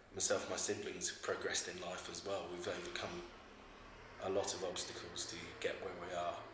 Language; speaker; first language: English; native; English